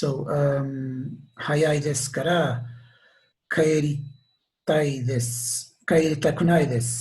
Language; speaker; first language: Japanese; non-native, learner; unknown